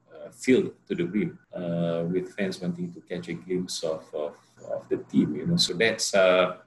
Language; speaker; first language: English; non-native, local second language; Malay